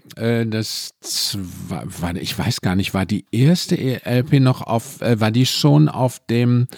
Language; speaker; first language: German; native; German